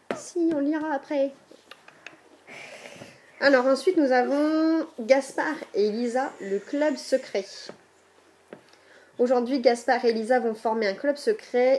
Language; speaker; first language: French; native; French